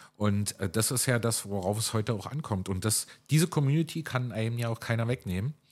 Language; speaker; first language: German; native; German